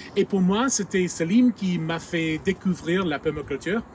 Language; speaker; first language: French; non-native, learner; English